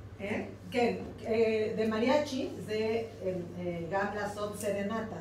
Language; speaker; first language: Hebrew; non-native, learner; Spanish